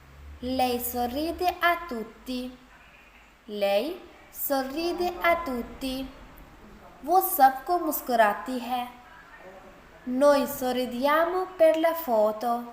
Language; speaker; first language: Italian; non-native, fluent; Urdu